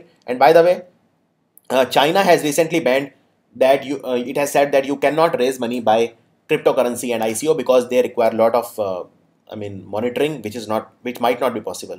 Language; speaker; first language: English; non-native, local second language; Hindi